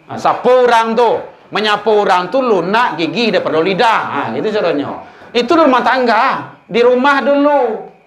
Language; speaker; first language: Malay; non-native, local second language; Minangkabau